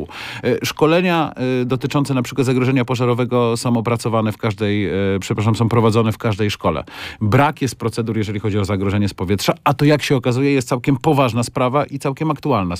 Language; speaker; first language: Polish; native; Polish